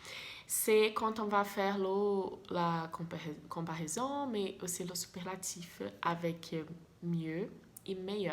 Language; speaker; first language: French; non-native, fluent; Portuguese